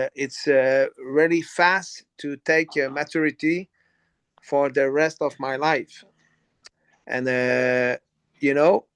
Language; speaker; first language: English; non-native, learner; French